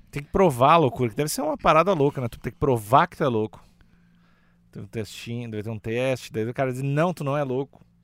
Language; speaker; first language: Portuguese; native; Portuguese